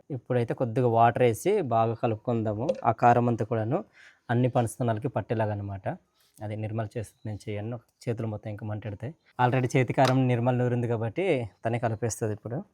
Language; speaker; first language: Telugu; non-native, local second language; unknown